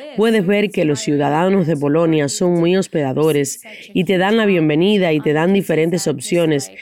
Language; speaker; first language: Spanish; non-native, fluent; Ukrainian